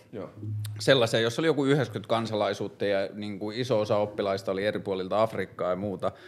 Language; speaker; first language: Finnish; native; Finnish